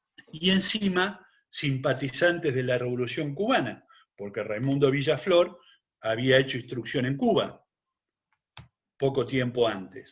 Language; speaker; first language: Spanish; native; Spanish